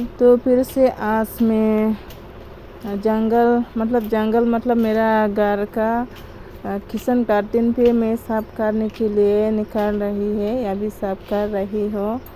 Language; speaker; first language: Hindi; non-native, local second language; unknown